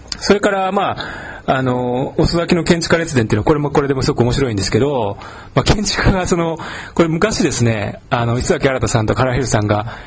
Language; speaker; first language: Japanese; native; Japanese